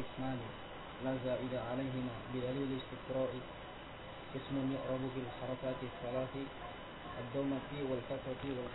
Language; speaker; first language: Arabic; non-native, learner; Indonesian